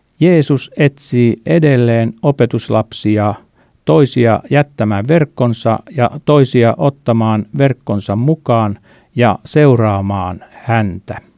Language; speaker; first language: Finnish; native; Finnish